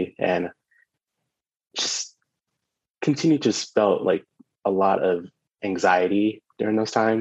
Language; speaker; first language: English; native; English